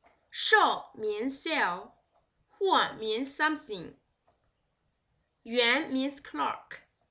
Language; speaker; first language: English; non-native, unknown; Chinese